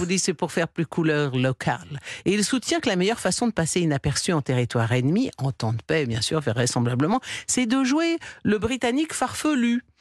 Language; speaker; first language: French; native; French